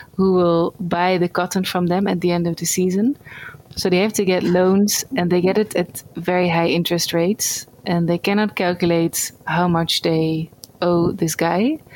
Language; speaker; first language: English; non-native, fluent; Dutch